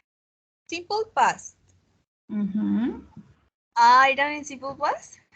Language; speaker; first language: English; non-native, learner; Spanish